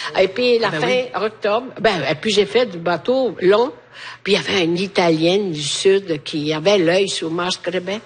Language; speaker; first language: French; non-native, fluent; Italian